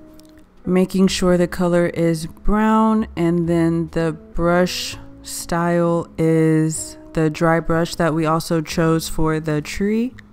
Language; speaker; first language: English; native; English